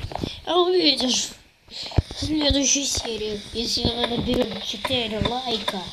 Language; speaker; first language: Russian; native; Russian